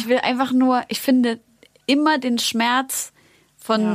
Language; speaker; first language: German; native; German